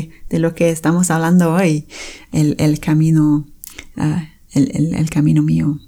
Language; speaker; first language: Spanish; non-native, fluent; English